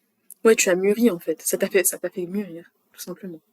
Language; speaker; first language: French; native; French